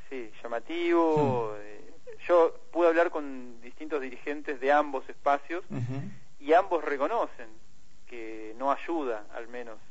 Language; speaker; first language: Spanish; native; Spanish